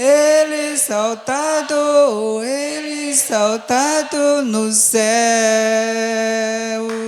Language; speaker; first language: Portuguese; non-native, local second language; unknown